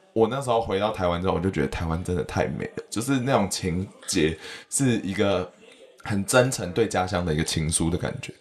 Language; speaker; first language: Chinese; native; Chinese